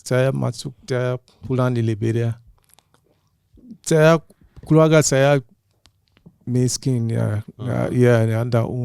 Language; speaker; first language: Indonesian; non-native, fluent; English